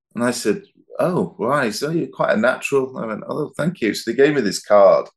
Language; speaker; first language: English; native; English